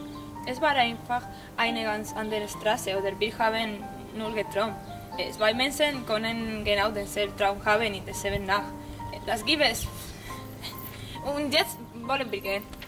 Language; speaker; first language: German; non-native, learner; Spanish